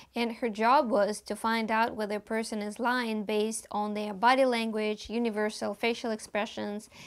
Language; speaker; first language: English; non-native, fluent; Russian